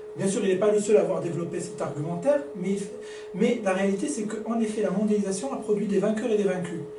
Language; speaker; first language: French; non-native, local second language; Arabic